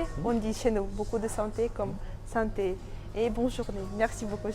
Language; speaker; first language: French; non-native, fluent; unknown